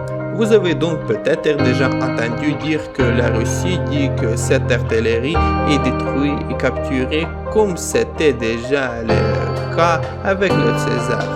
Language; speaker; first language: French; non-native, fluent; Ukrainian